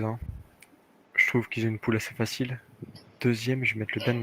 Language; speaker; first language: French; native; French